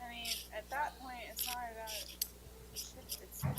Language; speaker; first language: English; native; English